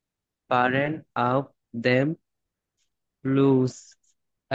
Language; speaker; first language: German; non-native, learner; Bangla